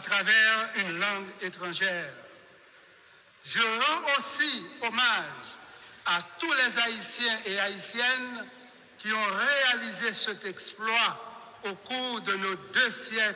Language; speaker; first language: French; non-native, local second language; Haitian Creole